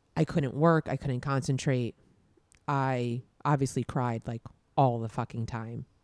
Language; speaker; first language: English; native; English